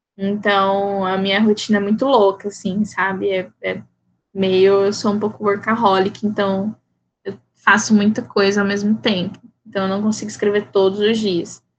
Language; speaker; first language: Portuguese; native; Portuguese